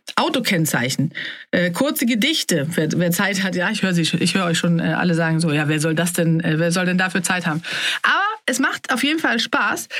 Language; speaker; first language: German; native; German